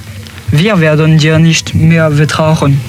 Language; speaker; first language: German; non-native, learner; French